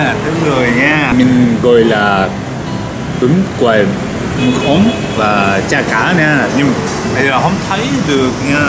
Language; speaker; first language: Vietnamese; non-native, learner; Japanese